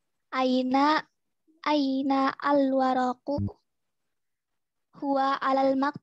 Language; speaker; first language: Arabic; non-native, learner; Indonesian